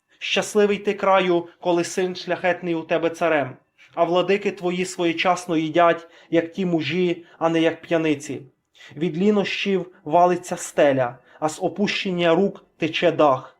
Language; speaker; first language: Ukrainian; native; Ukrainian